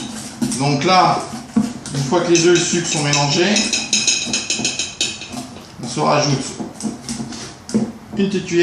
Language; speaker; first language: French; native; French